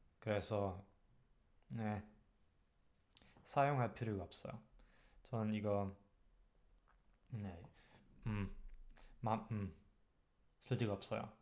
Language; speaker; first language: Korean; non-native, learner; German